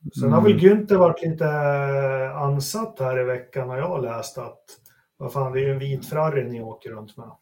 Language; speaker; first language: Swedish; native; Swedish